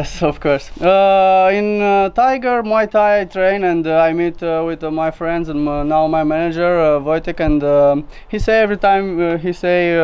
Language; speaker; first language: English; non-native, learner; Romanian